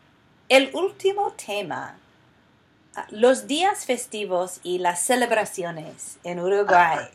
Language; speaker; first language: Spanish; non-native, fluent; English